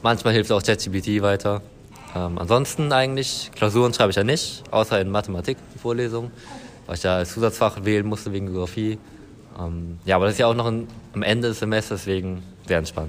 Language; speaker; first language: German; native; German